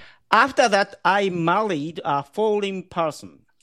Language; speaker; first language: English; non-native, learner; Japanese